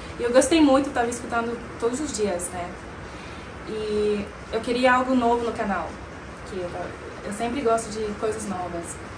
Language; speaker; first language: Portuguese; non-native, fluent; French